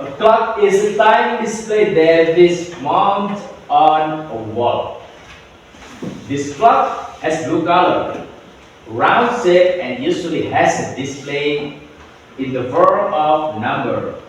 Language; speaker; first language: English; non-native, learner; Indonesian